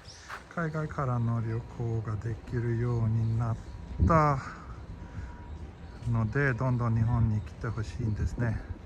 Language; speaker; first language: Japanese; non-native, fluent; Swedish